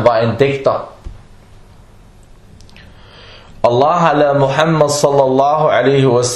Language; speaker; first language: Danish; non-native, fluent; Arabic